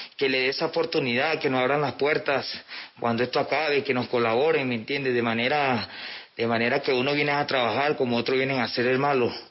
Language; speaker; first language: Spanish; native; Spanish